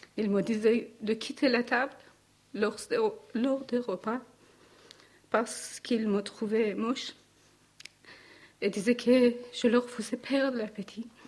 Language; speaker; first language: French; non-native, learner; Persian